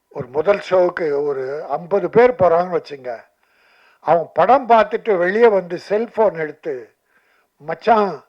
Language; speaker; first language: Tamil; native; Tamil